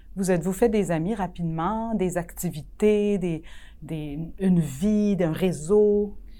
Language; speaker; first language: French; native; French